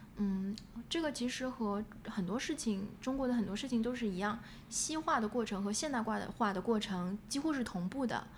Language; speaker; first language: Chinese; native; Chinese